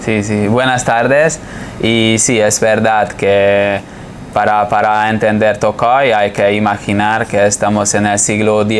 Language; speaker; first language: Spanish; non-native, fluent; Hungarian